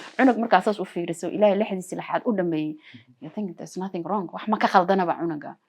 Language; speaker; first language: Somali; early bilingual, heritage; Somali